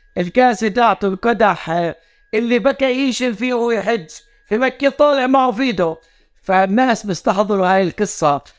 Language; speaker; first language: Arabic; native; Arabic